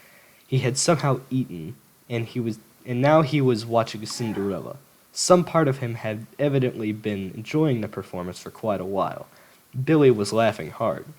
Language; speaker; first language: English; native; English